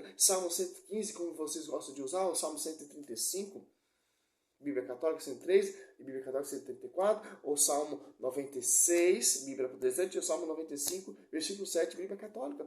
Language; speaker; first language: Portuguese; native; Portuguese